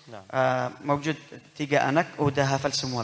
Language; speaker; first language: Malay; non-native, learner; Arabic